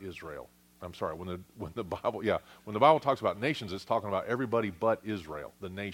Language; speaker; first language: English; native; English